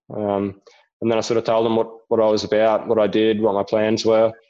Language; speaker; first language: English; native; English